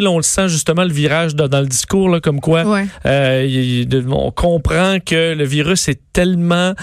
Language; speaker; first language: French; native; French